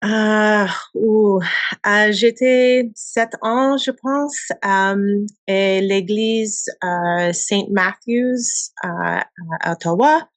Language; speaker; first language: French; non-native, learner; English